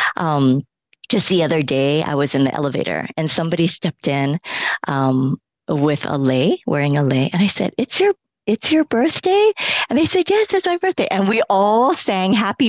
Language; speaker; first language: English; early bilingual, other home language; Cantonese